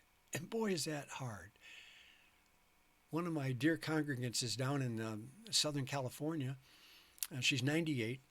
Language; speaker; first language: English; native; English